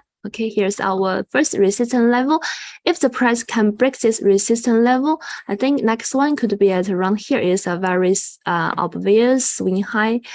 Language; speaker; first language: English; non-native, fluent; Chinese